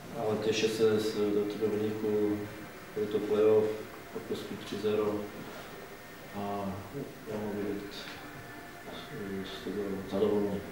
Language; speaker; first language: Polish; non-native, learner; Czech